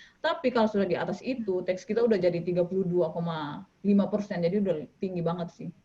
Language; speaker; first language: Indonesian; native; Indonesian